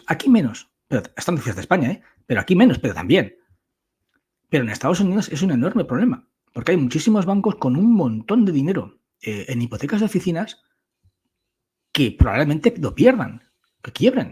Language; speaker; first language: Spanish; native; Spanish